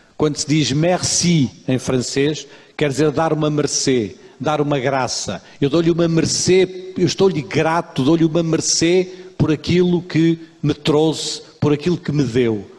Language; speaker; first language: Portuguese; native; Portuguese